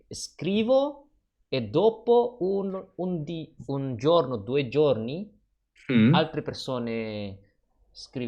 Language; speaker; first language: Italian; non-native, learner; Indonesian